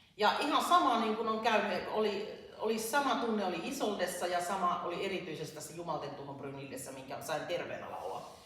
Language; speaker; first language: Finnish; native; Finnish